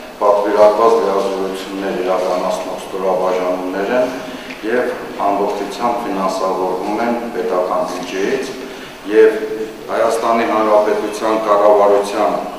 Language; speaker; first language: Armenian; native; Armenian